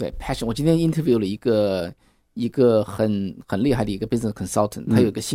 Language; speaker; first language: Chinese; native; Chinese